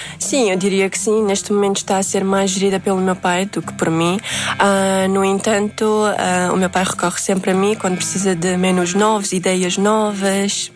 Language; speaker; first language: Portuguese; early bilingual, other home language; Uzbek